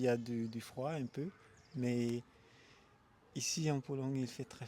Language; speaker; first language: French; non-native, local second language; Malagasy